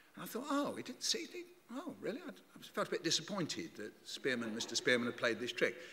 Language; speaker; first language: English; native; English